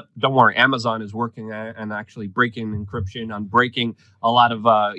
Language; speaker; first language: English; non-native, fluent; Polish